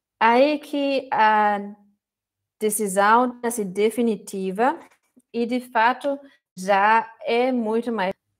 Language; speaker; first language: Portuguese; non-native, fluent; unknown